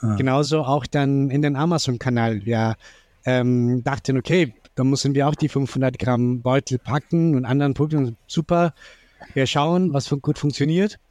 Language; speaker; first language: German; non-native, fluent; Spanish